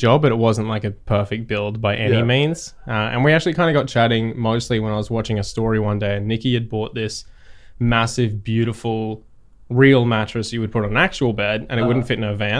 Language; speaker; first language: English; native; English